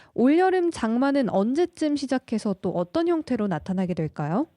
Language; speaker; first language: Korean; native; Korean